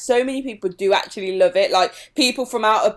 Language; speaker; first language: English; native; English